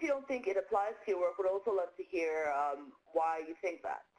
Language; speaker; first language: English; native; English